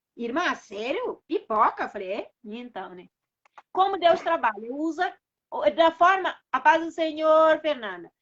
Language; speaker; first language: Portuguese; non-native, local second language; Kabuverdianu